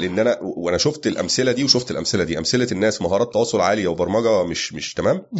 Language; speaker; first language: Arabic; native; Arabic